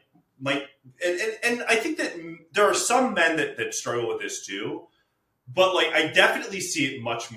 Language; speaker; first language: English; native; English